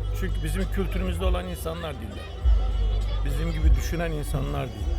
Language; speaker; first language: Turkish; native; Turkish